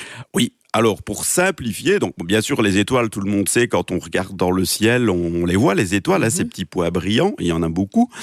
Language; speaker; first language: French; native; French